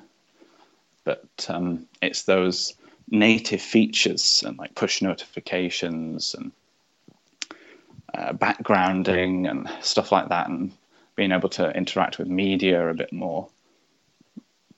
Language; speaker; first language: English; native; English